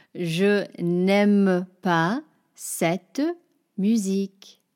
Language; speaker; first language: French; non-native, fluent; English